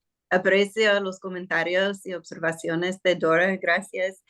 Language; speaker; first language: Spanish; non-native, fluent; English